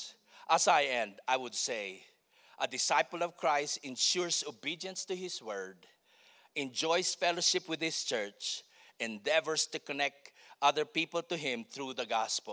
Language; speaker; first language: English; non-native, local second language; Filipino